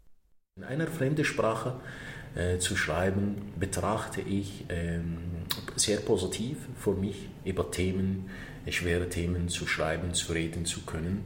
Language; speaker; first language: German; non-native, fluent; Arabic